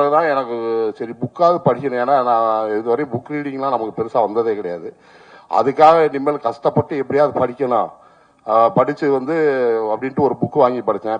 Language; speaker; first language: Tamil; native; Tamil